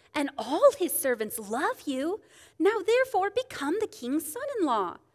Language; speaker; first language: English; native; English